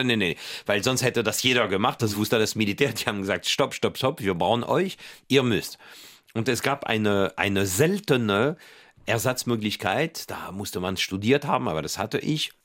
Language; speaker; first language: German; non-native, fluent; French